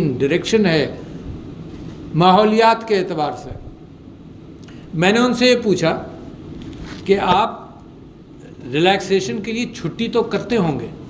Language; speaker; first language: Urdu; native; Urdu